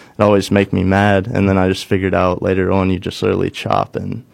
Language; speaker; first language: English; native; English